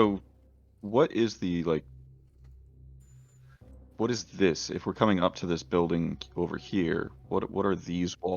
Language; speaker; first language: English; native; English